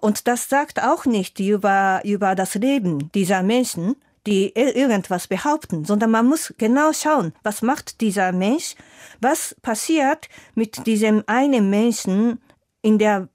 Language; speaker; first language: German; non-native, fluent; Japanese